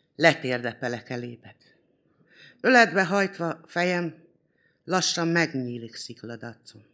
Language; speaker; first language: Hungarian; non-native, local second language; Romany